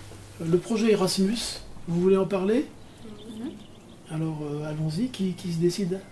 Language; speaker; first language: French; native; French